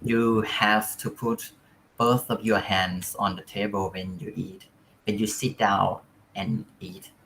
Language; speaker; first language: English; non-native, fluent; Thai